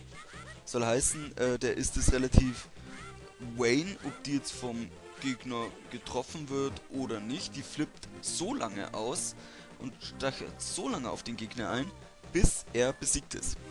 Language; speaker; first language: German; native; German